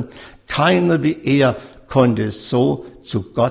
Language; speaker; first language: German; native; German